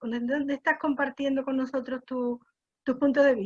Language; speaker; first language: Spanish; native; Spanish